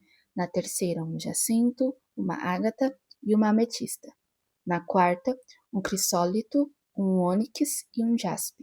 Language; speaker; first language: Portuguese; native; Portuguese